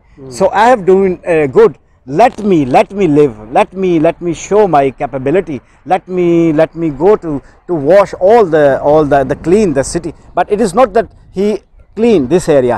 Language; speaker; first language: English; non-native, local second language; Urdu